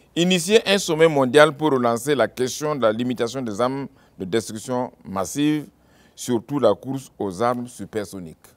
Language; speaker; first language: French; non-native, local second language; Mossi